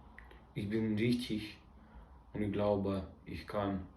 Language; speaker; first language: German; non-native, learner; Russian